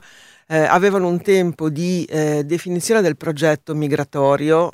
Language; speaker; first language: Italian; native; Italian